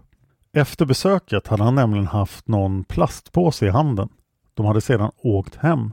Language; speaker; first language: Swedish; native; Swedish